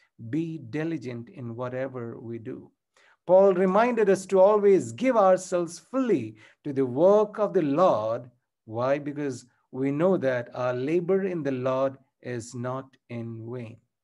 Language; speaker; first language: English; non-native, local second language; Malayalam